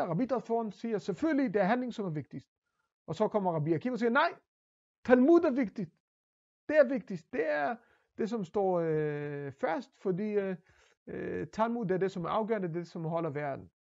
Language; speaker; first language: Danish; non-native, fluent; Hebrew